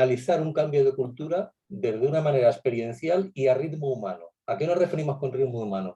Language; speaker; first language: Spanish; native; Spanish